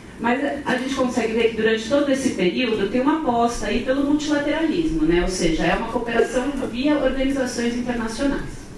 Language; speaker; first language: Portuguese; native; Portuguese